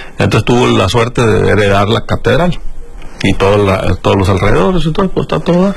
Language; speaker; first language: Spanish; native; Spanish